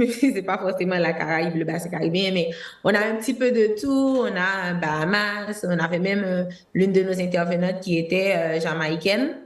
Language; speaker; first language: French; non-native, local second language; Haitian Creole